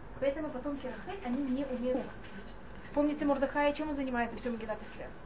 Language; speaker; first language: Russian; non-native, fluent; Hebrew